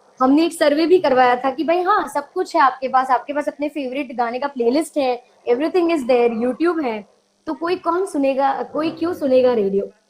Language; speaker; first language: Hindi; non-native, local second language; Gujarati